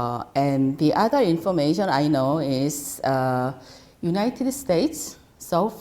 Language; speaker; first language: English; non-native, fluent; Korean